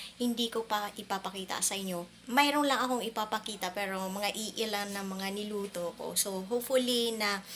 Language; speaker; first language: Filipino; non-native, local second language; Hiligaynon